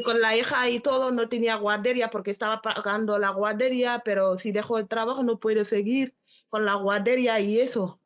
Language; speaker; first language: Spanish; non-native, learner; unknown